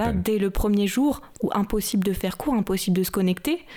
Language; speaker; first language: French; native; French